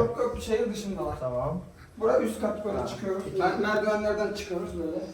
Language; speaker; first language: Turkish; native; Turkish